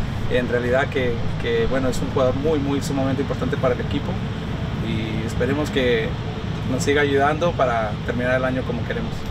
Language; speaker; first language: Spanish; early bilingual, heritage; Spanish